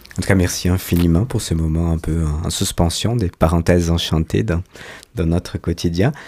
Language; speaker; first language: French; non-native, fluent; Portuguese